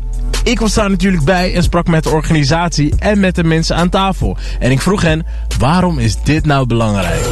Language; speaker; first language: Dutch; native; Dutch